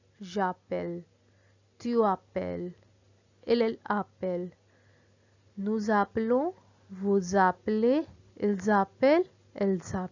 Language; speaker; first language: French; non-native, fluent; Hindi